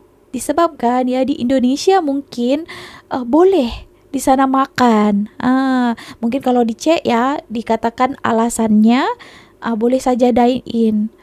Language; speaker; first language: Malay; non-native, local second language; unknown